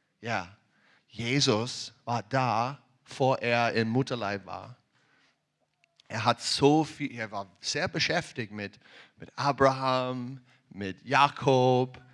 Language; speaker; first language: German; non-native, learner; English